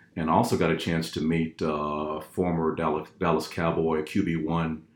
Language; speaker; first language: English; native; English